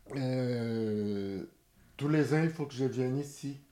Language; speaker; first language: French; non-native, fluent; Portuguese